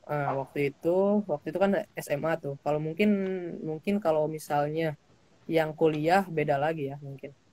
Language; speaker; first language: Indonesian; native; Indonesian